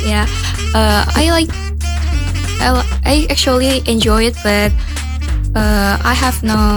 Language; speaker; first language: English; non-native, learner; Indonesian